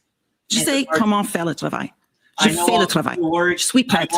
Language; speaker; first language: French; non-native, learner; English